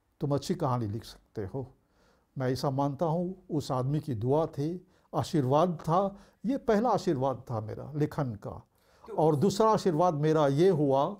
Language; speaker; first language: Hindi; early bilingual, heritage; Bhojpuri